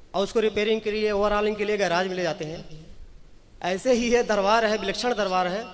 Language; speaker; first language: Hindi; native; Hindi